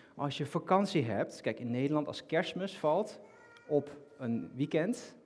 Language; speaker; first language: Dutch; native; Dutch